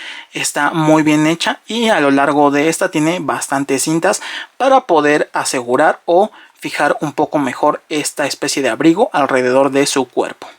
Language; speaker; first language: Spanish; native; Spanish